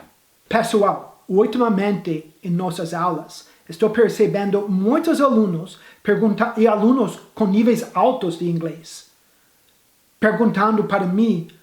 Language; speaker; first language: Portuguese; non-native, fluent; English